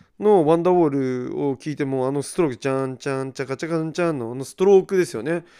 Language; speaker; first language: Japanese; native; Japanese